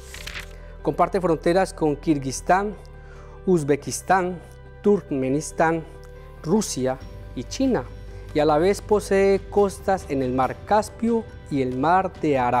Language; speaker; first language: Spanish; native; Spanish